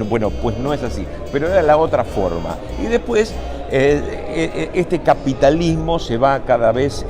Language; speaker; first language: Spanish; native; Spanish